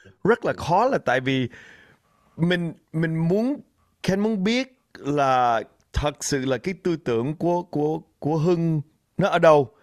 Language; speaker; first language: Vietnamese; early bilingual, other home language; English